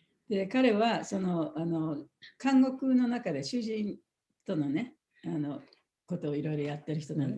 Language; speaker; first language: Japanese; native; Japanese